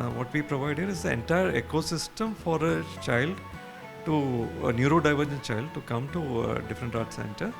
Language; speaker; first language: English; non-native, local second language; Malayalam